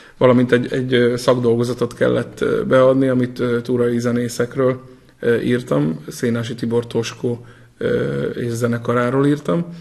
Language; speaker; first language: Hungarian; native; Hungarian